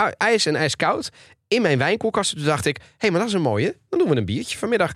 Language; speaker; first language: Dutch; early bilingual, other home language; Italian